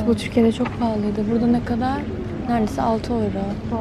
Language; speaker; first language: Turkish; native; Turkish